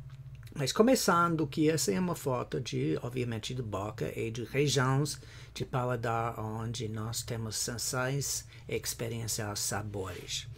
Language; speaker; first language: Portuguese; non-native, fluent; English